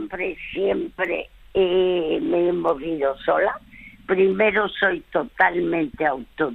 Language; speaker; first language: Spanish; early bilingual, other home language; French